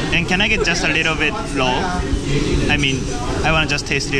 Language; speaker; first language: English; non-native, learner; Japanese